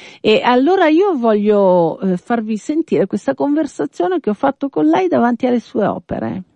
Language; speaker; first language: Italian; native; Italian